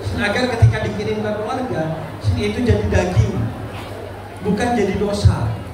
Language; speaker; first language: Indonesian; non-native, local second language; Madurese